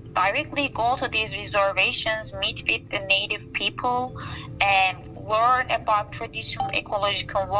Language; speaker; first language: English; non-native, fluent; Turkish